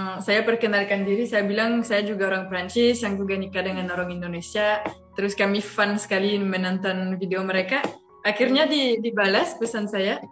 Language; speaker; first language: Indonesian; non-native, fluent; French